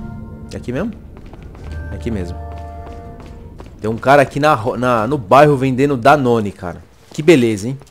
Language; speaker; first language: Portuguese; native; Portuguese